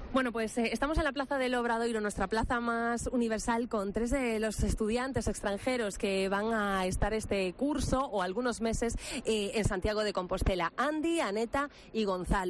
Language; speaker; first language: Spanish; native; Spanish